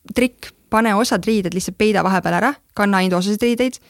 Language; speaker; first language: Estonian; native; Estonian